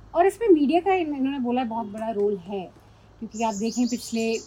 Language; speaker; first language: Hindi; native; Hindi